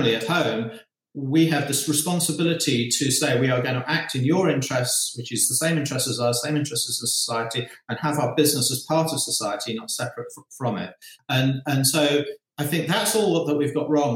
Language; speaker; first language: English; native; English